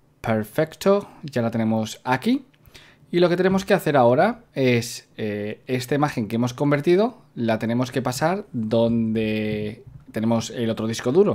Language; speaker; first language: Spanish; native; Spanish